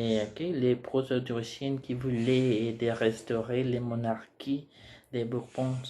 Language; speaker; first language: French; non-native, learner; Spanish